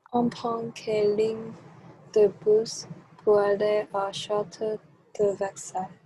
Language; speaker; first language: French; non-native, learner; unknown